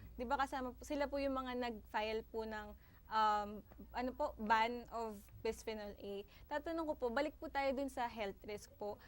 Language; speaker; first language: Filipino; native; Filipino